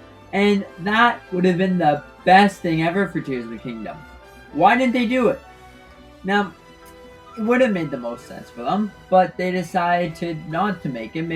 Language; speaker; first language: English; native; English